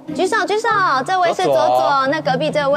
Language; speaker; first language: Chinese; native; Chinese